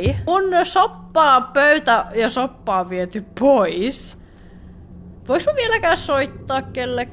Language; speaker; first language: Finnish; native; Finnish